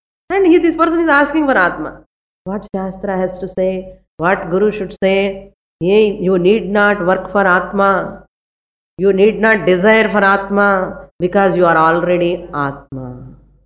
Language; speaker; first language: English; non-native, local second language; Tamil